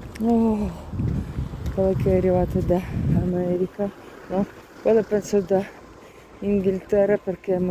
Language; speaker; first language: Italian; non-native, learner; Ukrainian